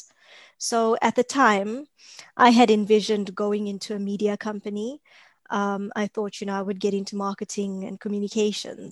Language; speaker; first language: English; native; English